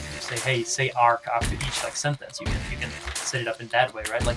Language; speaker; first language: English; non-native, fluent; Czech